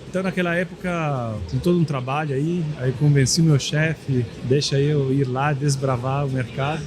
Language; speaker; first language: Portuguese; non-native, fluent; Italian